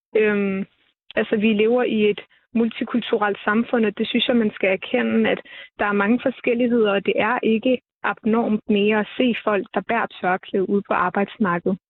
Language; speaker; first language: Danish; early bilingual, other home language; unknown